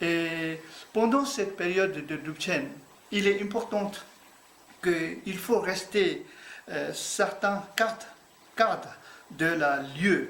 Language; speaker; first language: French; non-native, learner; Tibetan